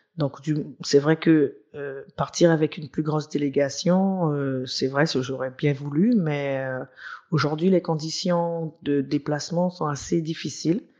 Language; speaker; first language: French; native; French